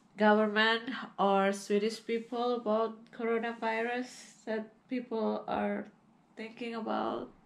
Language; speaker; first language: English; non-native, learner; Indonesian